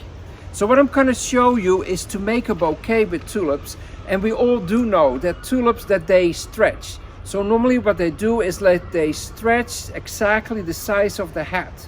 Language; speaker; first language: English; non-native, fluent; Dutch